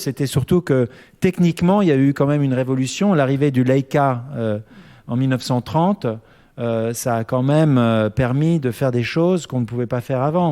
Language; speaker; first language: French; native; French